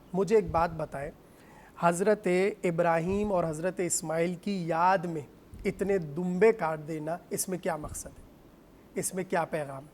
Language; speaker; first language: Urdu; native; Urdu